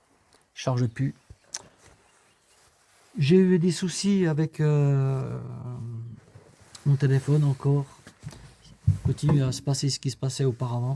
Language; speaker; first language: French; native; French